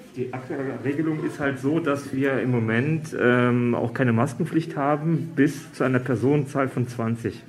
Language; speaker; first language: German; native; German